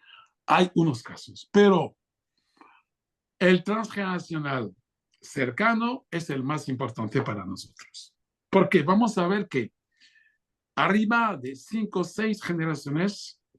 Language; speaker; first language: Spanish; non-native, fluent; French